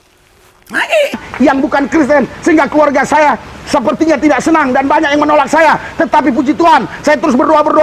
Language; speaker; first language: Indonesian; native; Indonesian